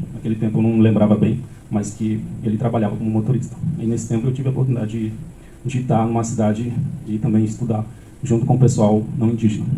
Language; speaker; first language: Portuguese; non-native, local second language; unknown